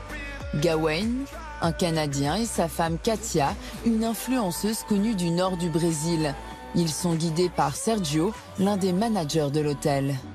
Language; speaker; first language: French; native; French